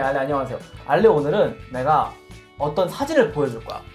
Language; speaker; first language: Korean; native; Korean